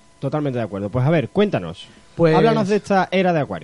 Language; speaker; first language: Spanish; native; Spanish